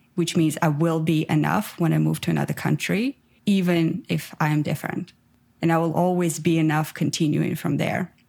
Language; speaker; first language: English; non-native, fluent; Ukrainian